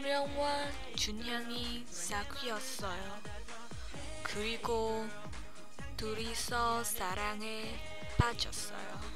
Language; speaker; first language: Korean; non-native, learner; English